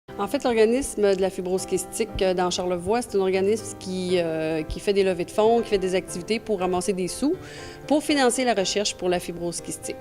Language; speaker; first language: French; native; French